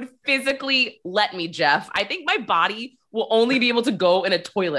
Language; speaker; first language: English; native; English